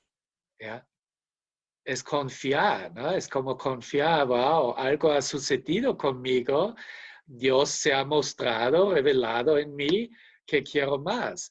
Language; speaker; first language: Spanish; non-native, fluent; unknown